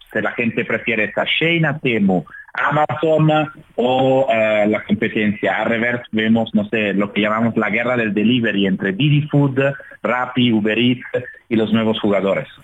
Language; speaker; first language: Spanish; non-native, fluent; Italian